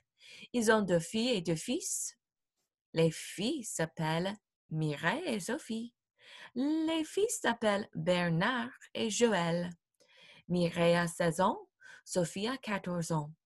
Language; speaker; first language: French; non-native, fluent; English